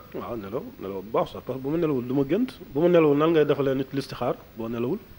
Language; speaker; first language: Wolof; non-native, local second language; Fula